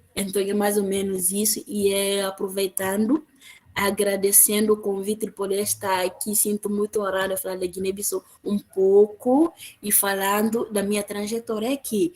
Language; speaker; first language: Portuguese; non-native, local second language; Upper Guinea Crioulo